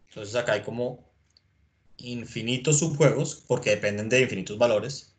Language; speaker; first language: Spanish; native; Spanish